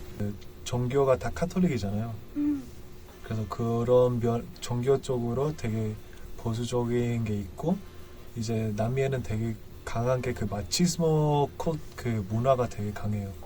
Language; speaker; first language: Korean; non-native, fluent; Spanish